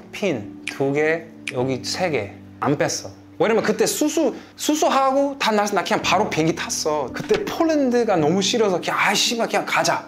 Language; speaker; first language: Korean; non-native, fluent; English